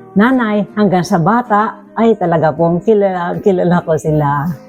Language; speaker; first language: Filipino; native; Filipino